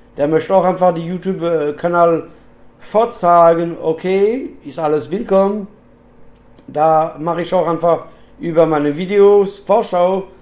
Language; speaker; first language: German; non-native, learner; French